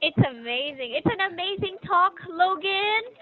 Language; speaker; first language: English; non-native, fluent; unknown